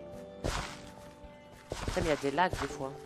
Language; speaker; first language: French; native; French